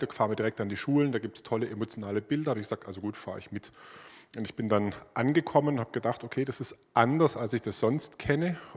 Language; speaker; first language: German; native; German